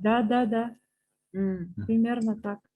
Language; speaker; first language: Russian; non-native, local second language; Kyrgyz